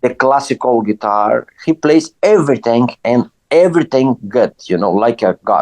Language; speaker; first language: English; non-native, learner; Portuguese